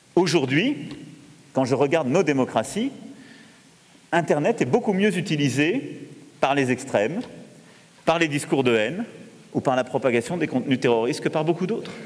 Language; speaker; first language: French; native; French